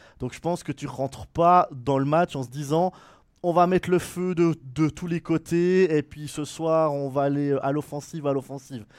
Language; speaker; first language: French; native; French